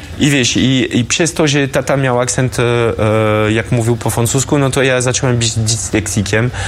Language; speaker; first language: Polish; non-native, fluent; French